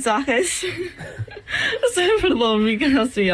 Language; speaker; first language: Spanish; non-native, learner; English